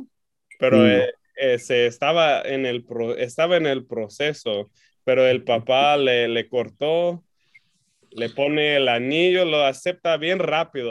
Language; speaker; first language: Spanish; non-native, fluent; English